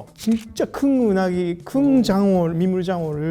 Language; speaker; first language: Korean; non-native, fluent; Japanese